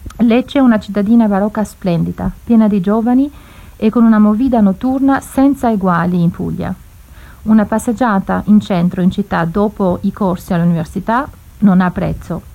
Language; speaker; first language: Italian; non-native, fluent; Albanian